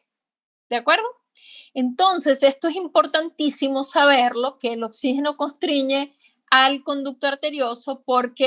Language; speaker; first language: Spanish; native; Spanish